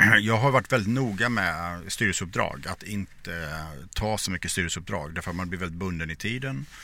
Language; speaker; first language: Swedish; native; Swedish